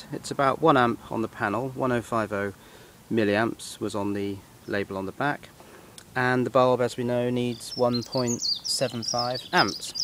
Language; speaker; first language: English; native; English